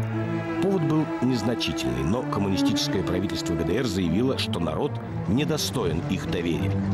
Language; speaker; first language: Russian; native; Russian